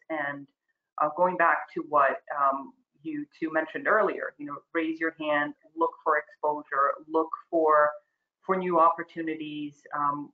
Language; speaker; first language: English; non-native, fluent; Croatian